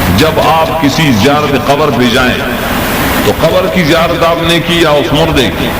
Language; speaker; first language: Urdu; non-native, local second language; Pashto